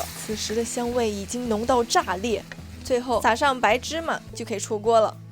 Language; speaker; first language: Chinese; native; Chinese